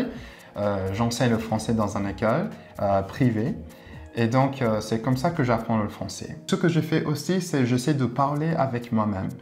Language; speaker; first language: French; non-native, fluent; English